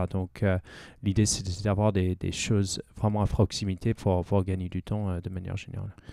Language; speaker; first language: French; non-native, fluent; English